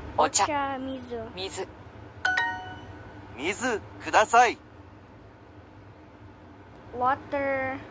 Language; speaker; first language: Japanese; non-native, learner; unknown